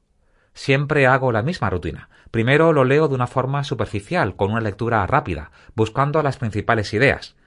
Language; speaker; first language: Spanish; native; Spanish